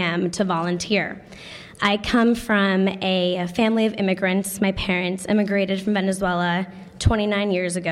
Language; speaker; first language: English; native; English